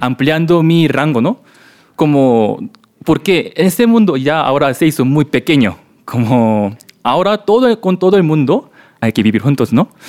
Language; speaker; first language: Spanish; non-native, learner; Korean